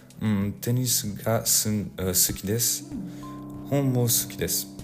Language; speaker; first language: Japanese; non-native, learner; French